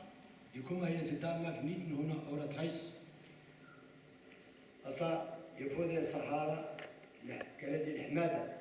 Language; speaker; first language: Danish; non-native, learner; Arabic